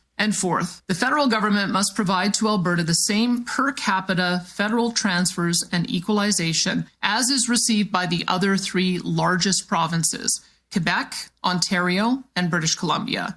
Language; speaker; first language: English; native; English